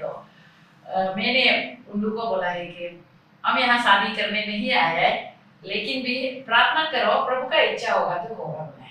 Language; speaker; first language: Hindi; non-native, local second language; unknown